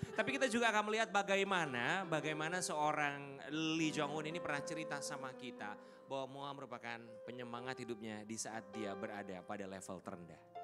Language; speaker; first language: Indonesian; native; Indonesian